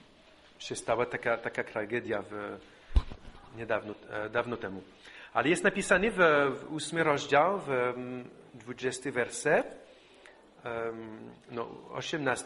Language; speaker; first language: Polish; non-native, fluent; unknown